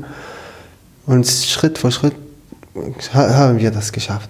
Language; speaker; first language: German; non-native, learner; Arabic